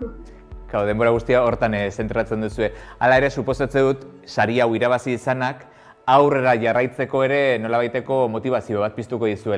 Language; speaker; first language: Basque; native; Basque